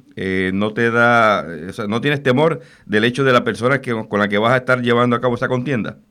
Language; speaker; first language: Spanish; native; Spanish